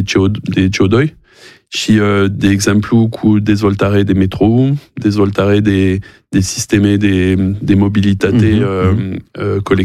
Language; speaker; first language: Romanian; non-native, learner; French